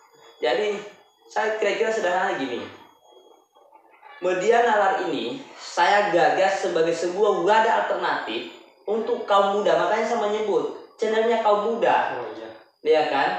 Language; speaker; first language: Indonesian; native; Indonesian